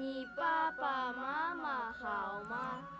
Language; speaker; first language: Chinese; non-native, learner; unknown